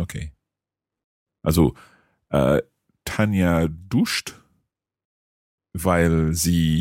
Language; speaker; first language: German; non-native, learner; English